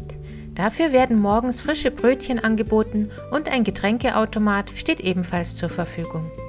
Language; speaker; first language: German; native; German